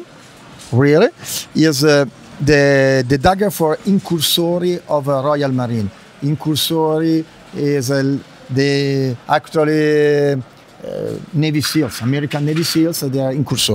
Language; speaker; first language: English; non-native, learner; Italian